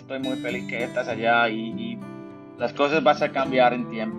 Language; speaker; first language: Spanish; non-native, learner; English